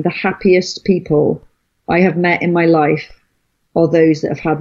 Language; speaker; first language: English; native; English